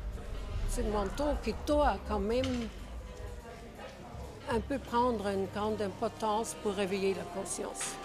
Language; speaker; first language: French; non-native, fluent; Czech